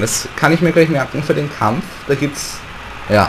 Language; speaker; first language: German; native; German